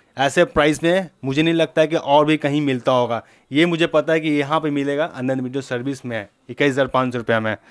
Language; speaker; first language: Hindi; native; Hindi